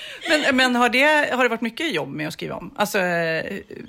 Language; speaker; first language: Swedish; native; Swedish